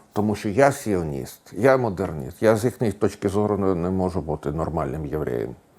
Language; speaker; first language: Ukrainian; non-native, local second language; Russian